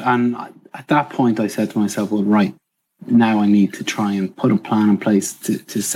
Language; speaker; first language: English; native; English